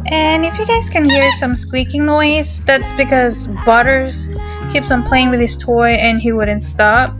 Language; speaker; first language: English; non-native, local second language; Filipino